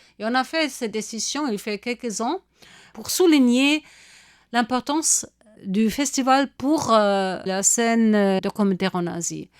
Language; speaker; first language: French; non-native, fluent; German